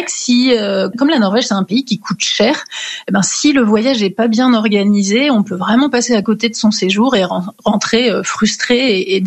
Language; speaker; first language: French; native; French